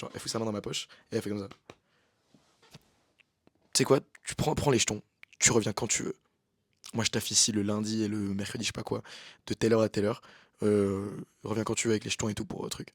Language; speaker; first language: French; native; French